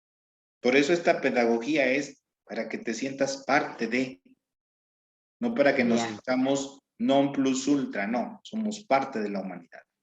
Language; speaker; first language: Spanish; native; Spanish